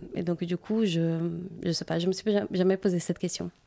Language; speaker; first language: French; non-native, fluent; Portuguese